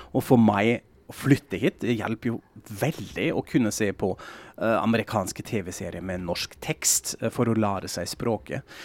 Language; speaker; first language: Norwegian; non-native, fluent; German